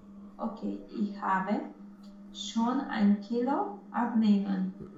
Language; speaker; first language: German; non-native, learner; Romanian